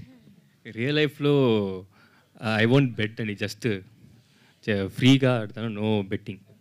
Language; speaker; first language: Telugu; non-native, learner; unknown